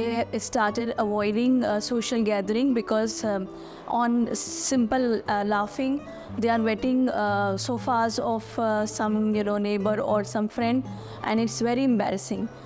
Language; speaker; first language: English; non-native, local second language; Hindi